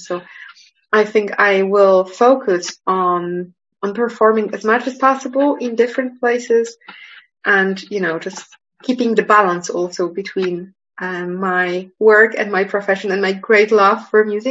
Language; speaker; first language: English; non-native, fluent; Polish